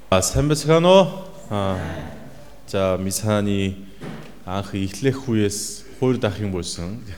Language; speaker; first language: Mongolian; non-native, fluent; Korean